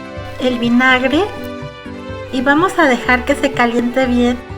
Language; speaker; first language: Spanish; native; Spanish